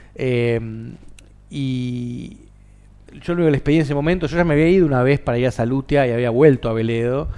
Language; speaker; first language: Spanish; native; Spanish